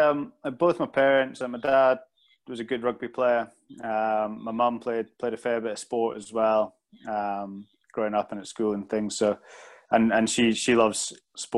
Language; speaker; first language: English; native; English